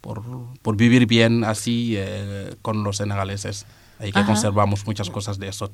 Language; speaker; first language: Spanish; non-native, fluent; Serer